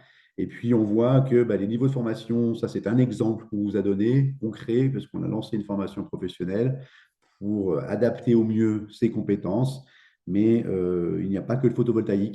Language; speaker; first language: French; native; French